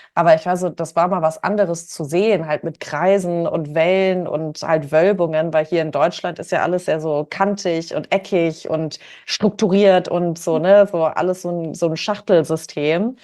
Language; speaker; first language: German; native; German